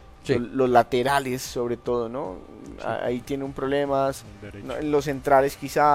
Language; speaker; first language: Spanish; native; Spanish